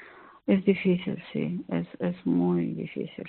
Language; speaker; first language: Spanish; non-native, learner; Ukrainian